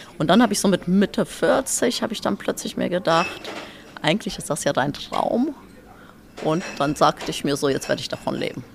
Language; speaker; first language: German; early bilingual, other home language; Polish